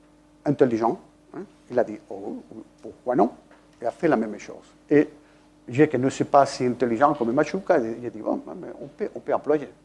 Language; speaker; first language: French; non-native, fluent; Spanish